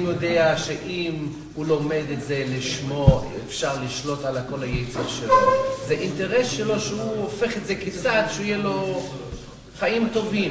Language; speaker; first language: Hebrew; non-native, fluent; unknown